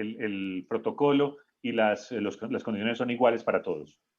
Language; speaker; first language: Spanish; native; Spanish